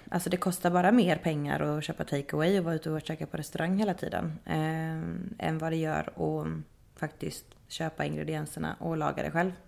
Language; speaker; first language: Swedish; native; Swedish